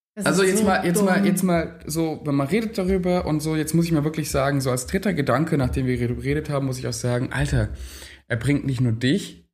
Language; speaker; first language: German; early bilingual, other home language; Turkish